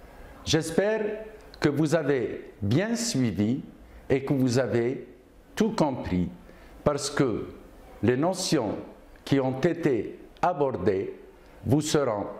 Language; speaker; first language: French; non-native, local second language; Arabic